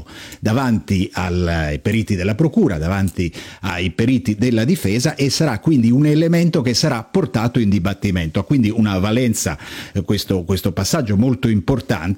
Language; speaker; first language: Italian; native; Italian